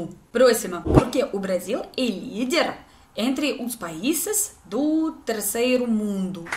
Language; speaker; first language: Portuguese; non-native, learner; Russian